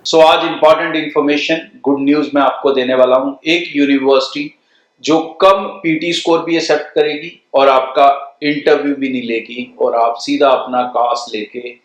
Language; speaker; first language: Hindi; non-native, local second language; Punjabi